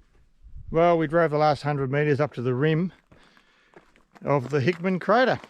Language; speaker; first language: English; native; English